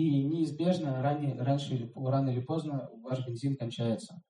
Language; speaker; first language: Russian; native; Russian